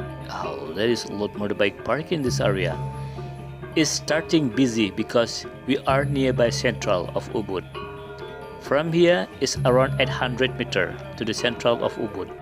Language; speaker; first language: English; non-native, learner; Indonesian